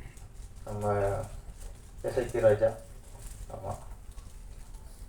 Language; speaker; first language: Tamil; native; Tamil